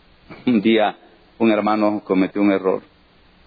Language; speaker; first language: Spanish; native; Spanish